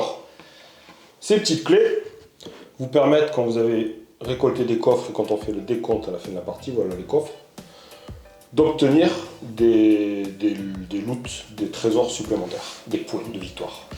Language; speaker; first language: French; native; French